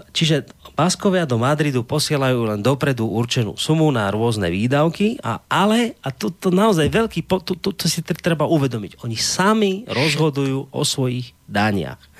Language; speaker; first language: Slovak; native; Slovak